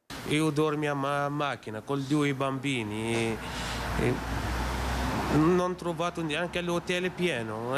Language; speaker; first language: Italian; non-native, learner; Arabic